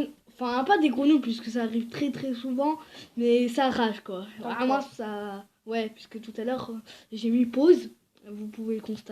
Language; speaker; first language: French; native; French